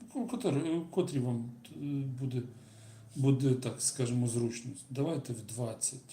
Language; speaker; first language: Ukrainian; non-native, local second language; Russian